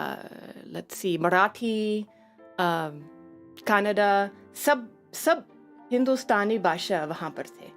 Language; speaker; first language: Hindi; non-native, learner; English